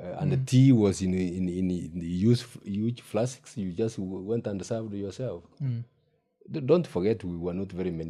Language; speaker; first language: English; non-native, local second language; Gusii